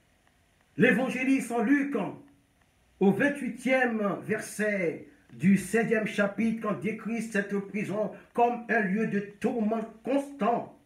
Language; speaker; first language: French; non-native, local second language; Haitian Creole